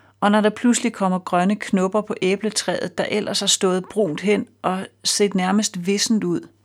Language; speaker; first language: Danish; native; Danish